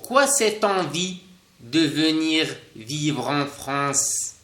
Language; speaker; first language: French; non-native, fluent; Spanish